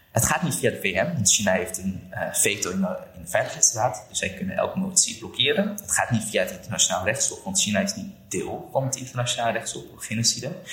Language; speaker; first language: Dutch; early bilingual, other home language; Uyghur